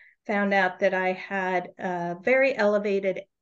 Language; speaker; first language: English; native; English